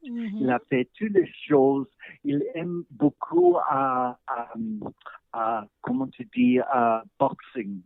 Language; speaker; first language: French; non-native, learner; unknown